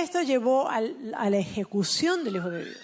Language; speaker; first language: Spanish; native; Spanish